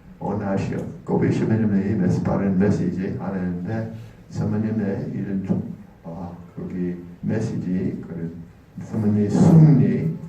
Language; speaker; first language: Korean; non-native, learner; English